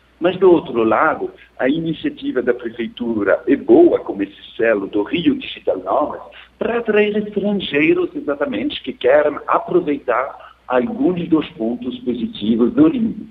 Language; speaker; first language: Portuguese; non-native, fluent; French